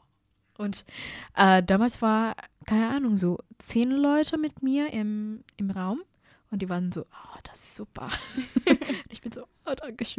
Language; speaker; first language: German; non-native, fluent; Indonesian